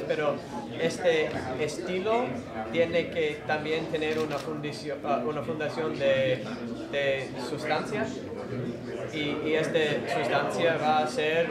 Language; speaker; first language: Spanish; non-native, fluent; English